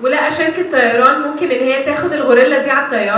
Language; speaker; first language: Arabic; native; Arabic